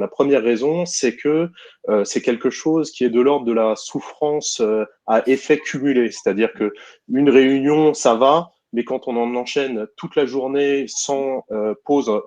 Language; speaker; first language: French; native; French